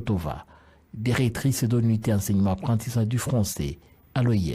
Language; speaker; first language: French; non-native, local second language; Kinyarwanda